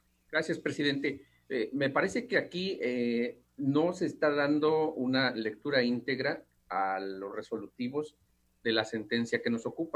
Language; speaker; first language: Spanish; native; Spanish